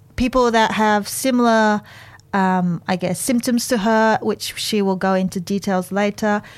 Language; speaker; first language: English; non-native, fluent; Japanese